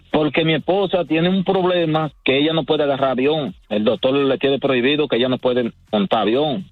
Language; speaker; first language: Spanish; native; Spanish